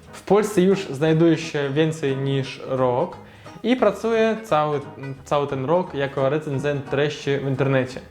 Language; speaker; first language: Polish; non-native, learner; Russian